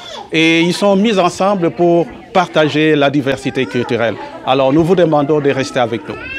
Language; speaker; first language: French; native; French